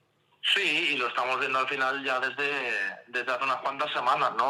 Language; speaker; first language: Spanish; native; Spanish